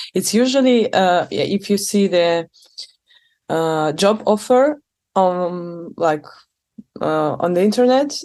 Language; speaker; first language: English; non-native, fluent; Russian